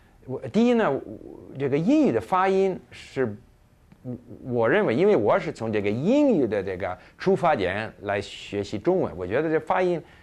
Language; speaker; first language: Chinese; non-native, fluent; English